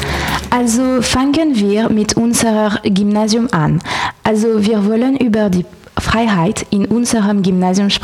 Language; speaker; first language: German; non-native, learner; French